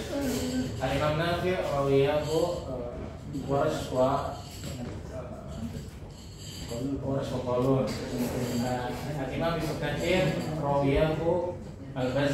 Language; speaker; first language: Arabic; non-native, learner; Indonesian